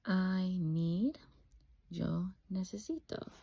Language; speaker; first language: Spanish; non-native, fluent; English